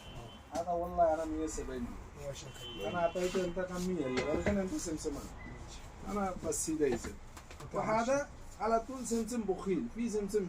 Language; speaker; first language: Arabic; non-native, learner; Bangla